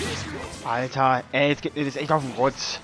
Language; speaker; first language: German; native; German